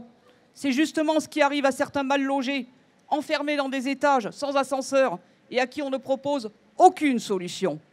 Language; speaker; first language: French; native; French